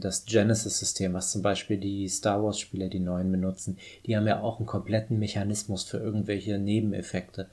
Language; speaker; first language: German; native; German